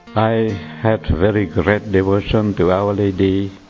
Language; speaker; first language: English; non-native, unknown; Vietnamese